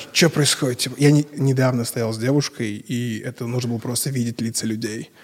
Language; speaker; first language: Russian; native; Russian